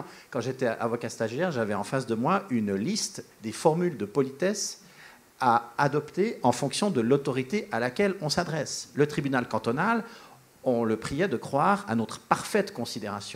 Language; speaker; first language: French; native; French